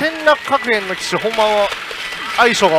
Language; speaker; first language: Japanese; native; Japanese